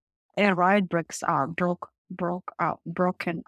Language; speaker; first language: English; non-native, learner; Russian